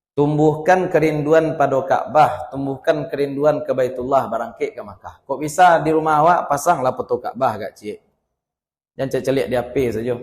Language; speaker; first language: Malay; non-native, local second language; Minangkabau